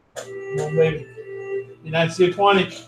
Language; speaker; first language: English; native; English